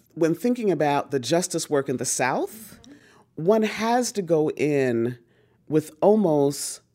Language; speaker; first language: English; native; English